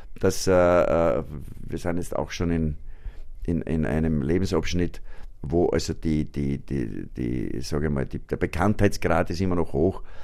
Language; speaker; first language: German; native; German